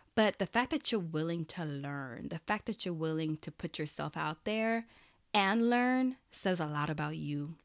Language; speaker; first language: English; early bilingual, other home language; Haitian Creole